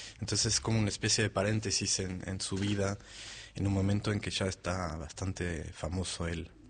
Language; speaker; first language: Spanish; non-native, fluent; French